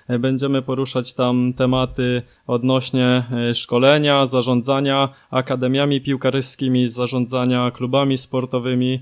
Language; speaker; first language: Polish; native; Polish